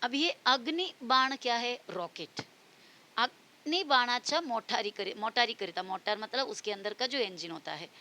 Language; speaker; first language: Hindi; non-native, local second language; Marathi